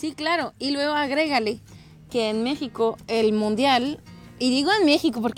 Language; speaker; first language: Spanish; non-native, fluent; French